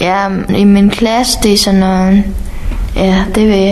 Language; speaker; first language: Danish; non-native, fluent; Vietnamese